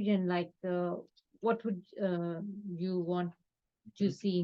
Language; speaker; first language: English; native; English